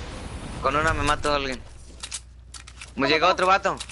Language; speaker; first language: Spanish; early bilingual, heritage; Spanish